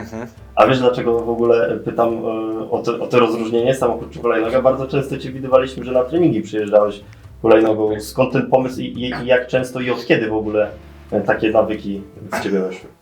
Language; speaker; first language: Polish; native; Polish